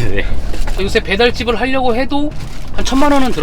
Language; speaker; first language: Korean; native; Korean